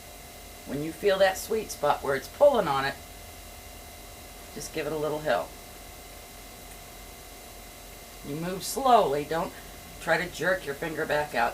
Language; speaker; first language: English; native; English